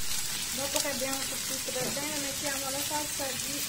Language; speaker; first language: Italian; non-native, learner; Filipino